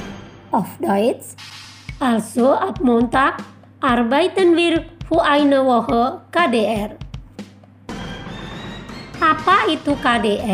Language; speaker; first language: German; non-native, fluent; Indonesian